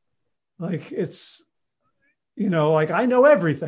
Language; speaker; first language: English; native; English